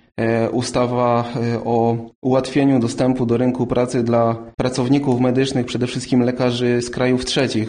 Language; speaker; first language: Polish; native; Polish